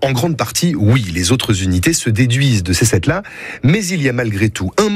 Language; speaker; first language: French; native; French